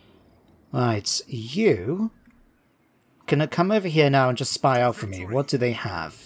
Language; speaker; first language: English; native; English